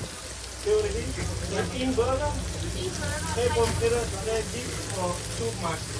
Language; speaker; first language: Danish; non-native, fluent; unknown